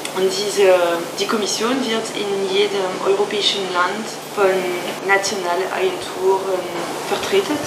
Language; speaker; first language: German; non-native, fluent; French